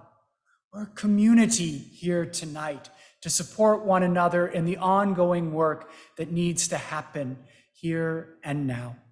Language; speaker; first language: English; native; English